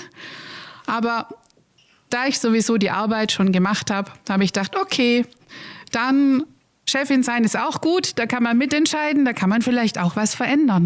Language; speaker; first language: German; native; German